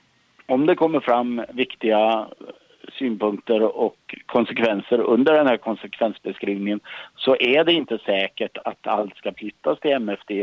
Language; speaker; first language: Swedish; native; Swedish